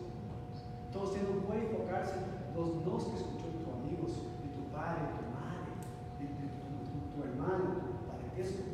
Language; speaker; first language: Spanish; non-native, learner; Portuguese